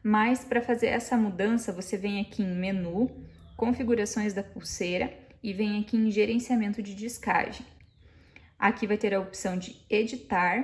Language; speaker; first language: Portuguese; native; Portuguese